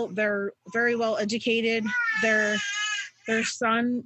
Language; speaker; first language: English; native; English